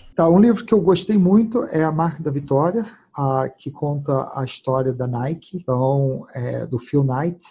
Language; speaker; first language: Portuguese; early bilingual, heritage; Portuguese